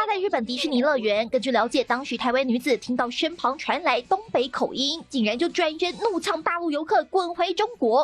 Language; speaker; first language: Chinese; native; Chinese